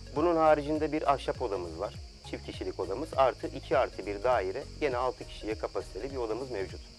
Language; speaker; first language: Turkish; native; Turkish